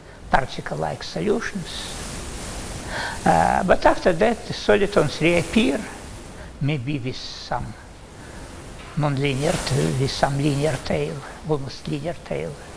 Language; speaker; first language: English; non-native, fluent; Russian